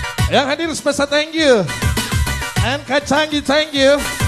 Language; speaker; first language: English; non-native, learner; Indonesian